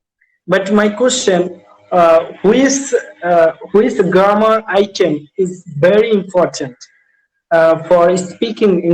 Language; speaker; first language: English; non-native, learner; Bangla